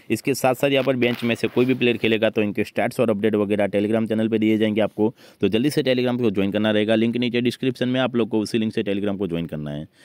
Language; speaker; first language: Hindi; native; Hindi